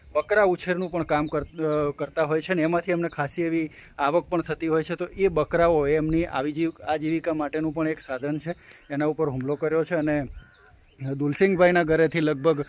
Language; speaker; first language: Gujarati; native; Gujarati